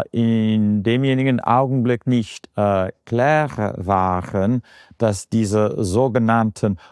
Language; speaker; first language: German; non-native, fluent; English